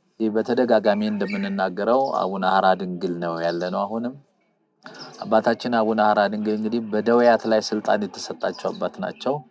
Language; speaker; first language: Amharic; native; Amharic